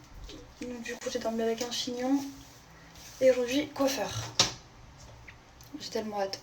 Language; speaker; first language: French; native; French